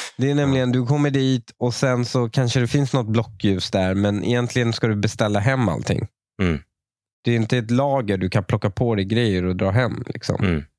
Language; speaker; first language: Swedish; native; Swedish